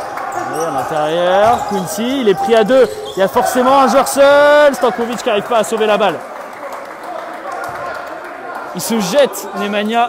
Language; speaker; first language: French; native; French